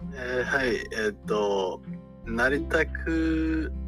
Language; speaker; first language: Japanese; non-native, learner; English